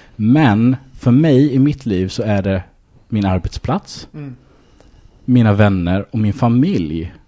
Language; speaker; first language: Swedish; early bilingual, other home language; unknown